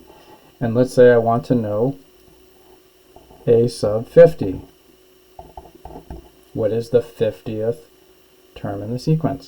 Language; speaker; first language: English; native; English